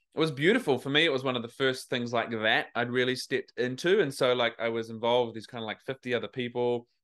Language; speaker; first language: English; native; English